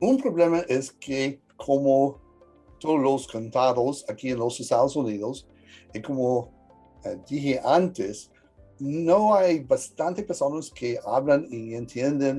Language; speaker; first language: Spanish; early bilingual, heritage; English